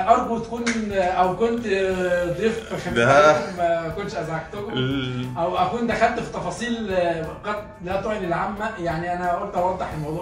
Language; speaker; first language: Arabic; native; Arabic